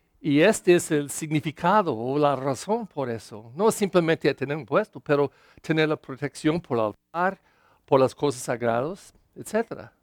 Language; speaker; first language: Spanish; non-native, learner; English